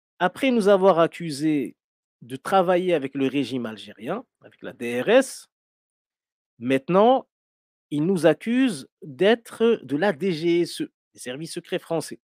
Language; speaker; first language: French; non-native, local second language; Arabic